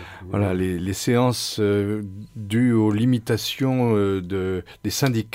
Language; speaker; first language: French; native; French